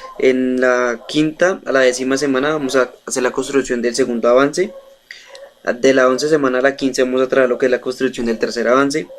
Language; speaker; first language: Spanish; native; Spanish